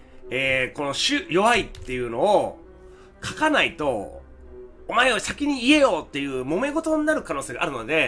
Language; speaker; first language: Japanese; native; Japanese